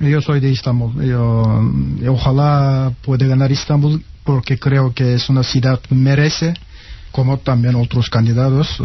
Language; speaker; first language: Spanish; non-native, fluent; Turkish